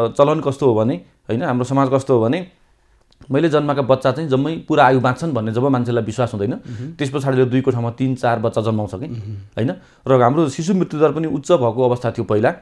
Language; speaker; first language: Nepali; native; Nepali